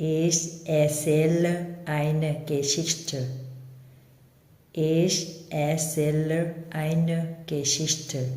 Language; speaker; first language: German; non-native, fluent; Thai